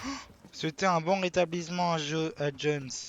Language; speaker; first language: French; native; French